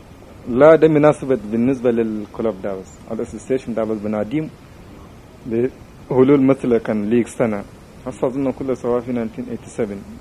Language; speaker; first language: Arabic; native; Arabic